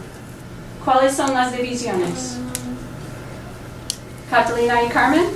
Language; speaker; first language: Spanish; non-native, fluent; English